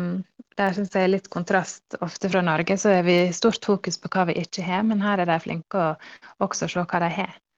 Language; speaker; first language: Norwegian; early bilingual, heritage; Norwegian